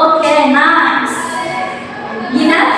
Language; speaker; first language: English; non-native, learner; Indonesian